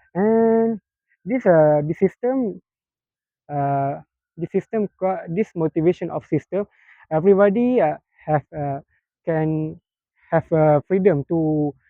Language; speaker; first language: English; non-native, local second language; Malay